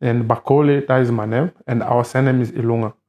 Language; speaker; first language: English; non-native, learner; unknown